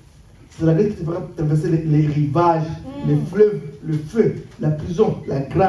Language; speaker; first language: French; non-native, local second language; Lingala